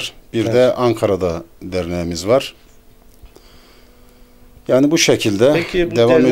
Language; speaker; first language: Turkish; native; Turkish